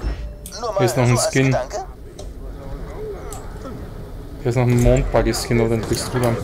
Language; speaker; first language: German; native; German